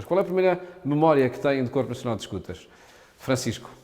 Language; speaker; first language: Portuguese; native; Portuguese